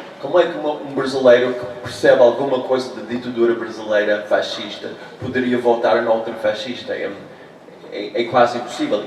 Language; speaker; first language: Portuguese; non-native, fluent; English